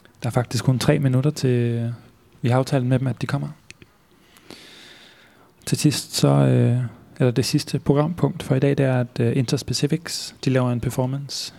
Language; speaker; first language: Danish; native; Danish